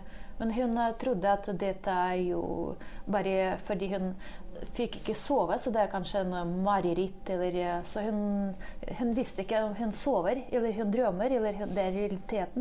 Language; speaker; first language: Swedish; non-native, fluent; Ukrainian